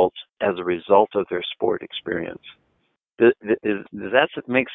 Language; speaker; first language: English; native; English